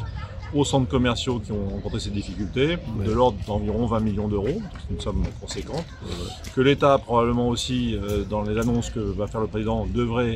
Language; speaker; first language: French; native; French